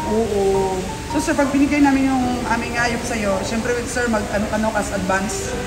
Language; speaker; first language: Filipino; non-native, local second language; Cebuano